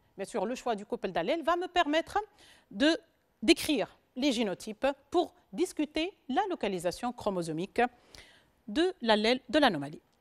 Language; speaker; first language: French; non-native, local second language; Arabic